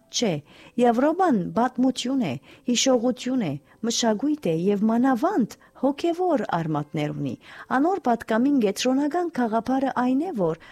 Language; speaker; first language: Armenian; early bilingual, heritage; Armenian